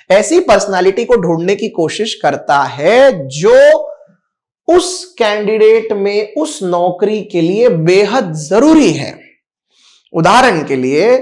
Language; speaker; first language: Hindi; non-native, local second language; Marathi